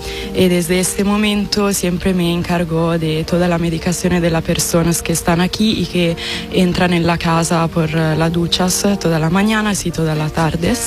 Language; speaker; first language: Spanish; non-native, fluent; Italian